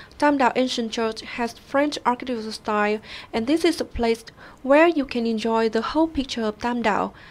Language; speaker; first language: English; non-native, fluent; Vietnamese